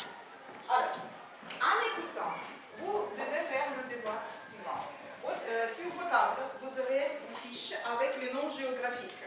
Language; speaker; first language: French; non-native, fluent; Ukrainian